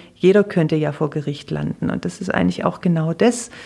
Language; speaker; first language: German; native; German